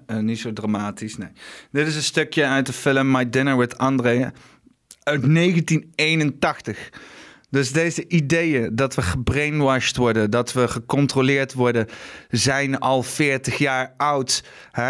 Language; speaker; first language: Dutch; native; Dutch